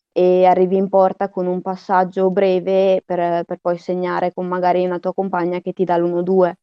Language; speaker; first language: Italian; native; Italian